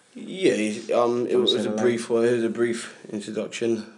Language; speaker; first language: English; native; English